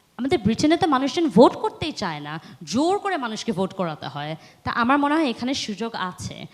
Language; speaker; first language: Bangla; early bilingual, heritage; Bangla